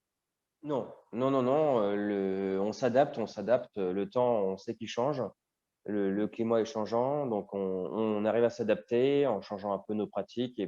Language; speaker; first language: French; native; French